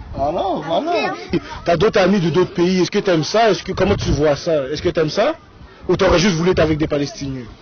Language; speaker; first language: French; native; French